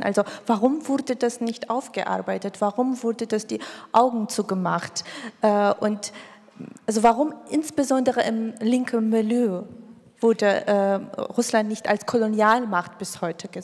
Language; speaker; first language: German; non-native, fluent; Georgian